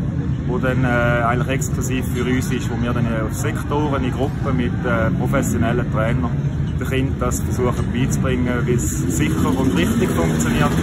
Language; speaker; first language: German; native; German